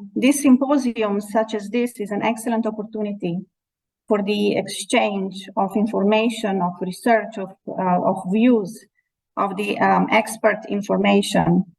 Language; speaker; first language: English; non-native, fluent; Slovenian